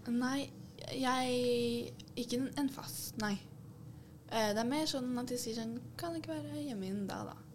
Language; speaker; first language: Norwegian; native; Norwegian